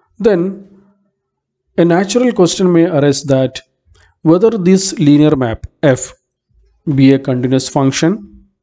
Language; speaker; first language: English; non-native, local second language; Malayalam